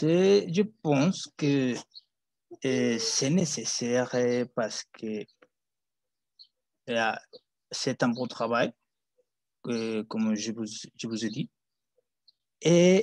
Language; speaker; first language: French; non-native, learner; Spanish